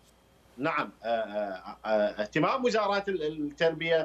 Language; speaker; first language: Arabic; native; Arabic